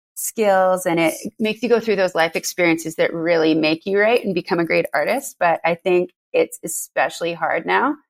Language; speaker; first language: English; native; English